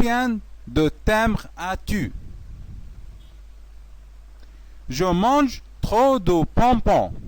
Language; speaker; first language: French; non-native, fluent; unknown